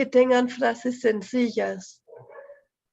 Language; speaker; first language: Spanish; non-native, fluent; German